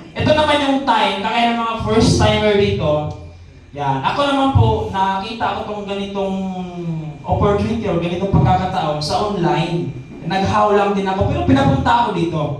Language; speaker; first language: Filipino; non-native, local second language; Masbatenyo